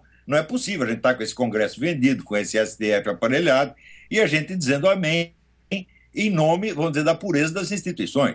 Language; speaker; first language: Portuguese; native; Portuguese